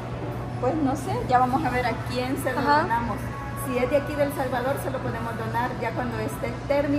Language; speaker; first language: Spanish; native; Spanish